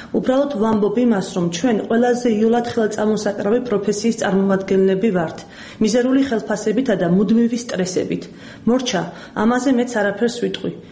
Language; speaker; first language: Georgian; native; Georgian